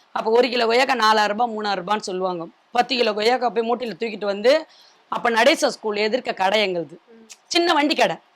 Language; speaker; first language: Tamil; native; Tamil